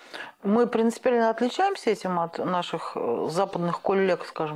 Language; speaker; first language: Russian; native; Russian